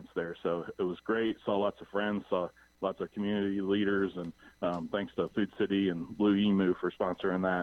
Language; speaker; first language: English; native; English